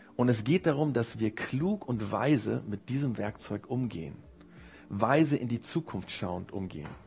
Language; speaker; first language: German; early bilingual, other home language; Japanese